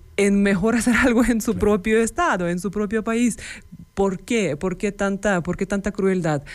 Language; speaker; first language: Spanish; non-native, fluent; Ukrainian